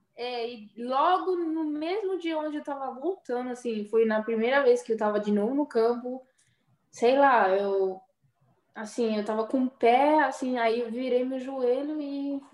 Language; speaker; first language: Portuguese; early bilingual, heritage; Portuguese